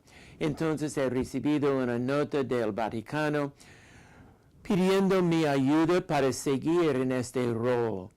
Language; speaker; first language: Spanish; non-native, fluent; English